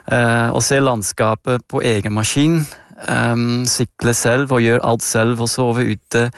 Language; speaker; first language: Norwegian; non-native, fluent; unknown